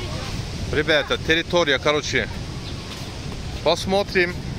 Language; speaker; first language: Russian; non-native, learner; Turkish